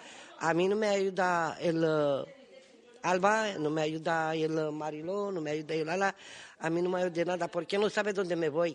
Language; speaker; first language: Spanish; non-native, learner; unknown